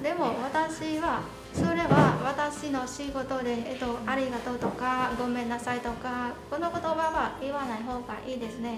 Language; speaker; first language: Japanese; non-native, learner; Burmese